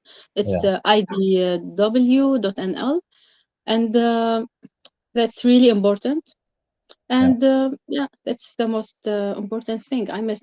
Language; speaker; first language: English; non-native, learner; Arabic